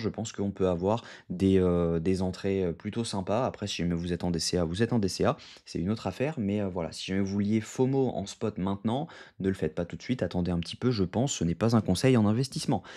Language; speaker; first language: French; native; French